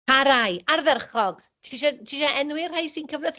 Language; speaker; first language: Welsh; native; Welsh